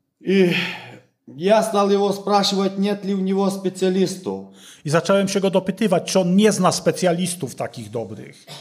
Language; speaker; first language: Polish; non-native, learner; Russian